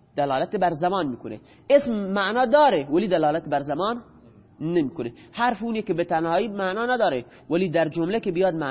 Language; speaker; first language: Persian; non-native, local second language; Baluchi